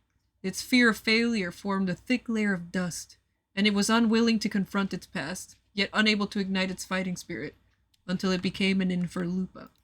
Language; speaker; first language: English; native; English